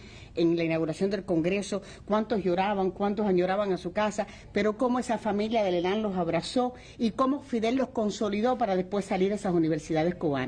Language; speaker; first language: Spanish; native; Spanish